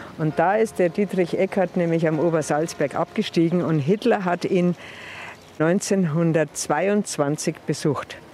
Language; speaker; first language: German; native; German